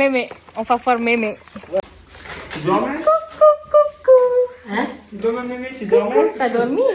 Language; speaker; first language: French; non-native, fluent; Indonesian